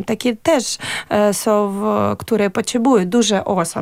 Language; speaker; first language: Polish; non-native, learner; Ukrainian